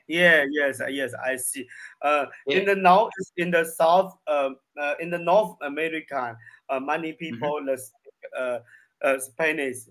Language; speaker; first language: English; non-native, learner; Chinese